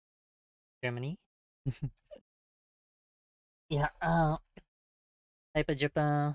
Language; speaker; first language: English; non-native, learner; Japanese